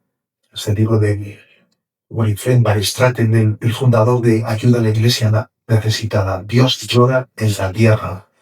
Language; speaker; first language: Spanish; native; Spanish